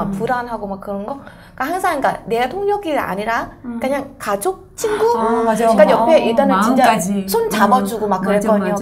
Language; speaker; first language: Korean; non-native, fluent; Vietnamese